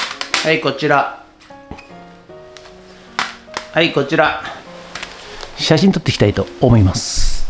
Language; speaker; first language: Japanese; native; Japanese